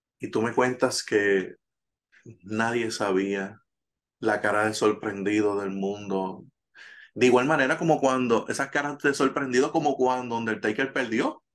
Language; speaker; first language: Spanish; native; Spanish